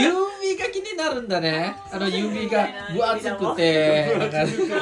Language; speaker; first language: Indonesian; native; Indonesian